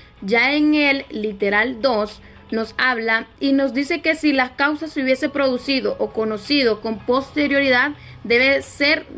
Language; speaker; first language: Spanish; native; Spanish